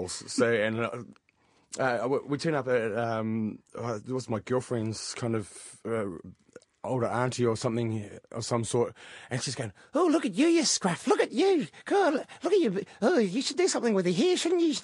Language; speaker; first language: English; native; English